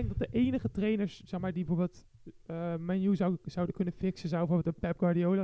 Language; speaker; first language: Dutch; native; Dutch